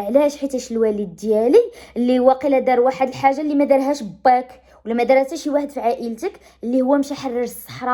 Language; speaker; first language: Arabic; native; Arabic